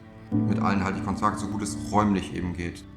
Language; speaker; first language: German; native; German